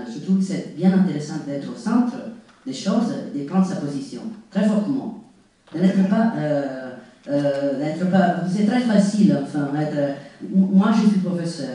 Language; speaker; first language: French; non-native, fluent; Italian